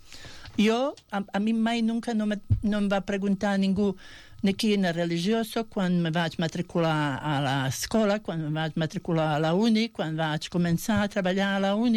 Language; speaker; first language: Catalan; non-native, fluent; Bosnian